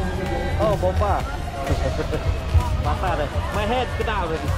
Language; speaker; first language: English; non-native, local second language; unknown